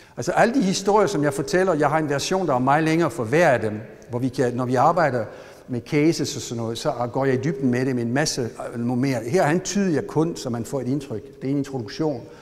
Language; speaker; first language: Danish; non-native, fluent; French